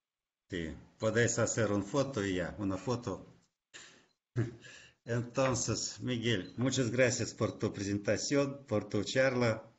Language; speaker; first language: Spanish; non-native, fluent; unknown